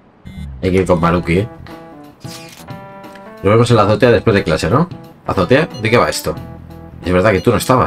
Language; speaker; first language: Spanish; native; Spanish